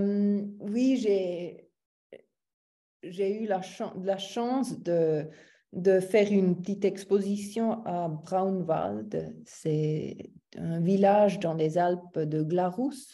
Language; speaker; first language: French; non-native, local second language; German